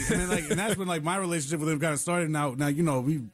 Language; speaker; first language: English; native; English